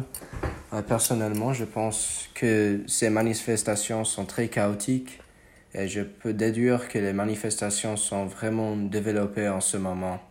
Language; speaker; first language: French; non-native, fluent; English